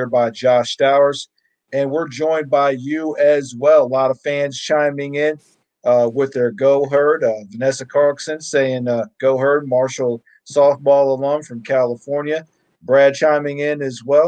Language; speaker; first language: English; native; English